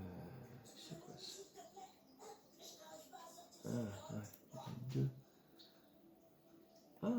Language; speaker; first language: French; native; French